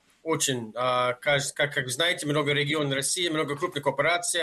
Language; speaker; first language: Russian; non-native, fluent; English